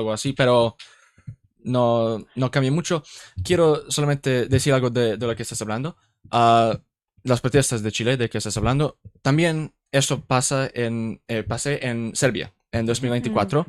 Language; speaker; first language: Spanish; non-native, learner; English